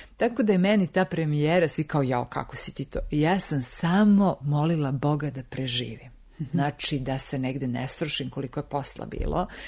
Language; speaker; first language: Serbian; native; Serbian